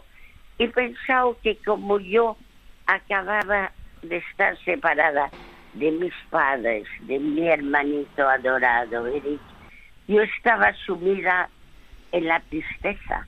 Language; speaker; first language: Spanish; early bilingual, other home language; French